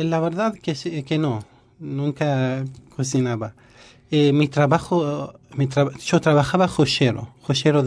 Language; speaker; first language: Spanish; non-native, learner; Arabic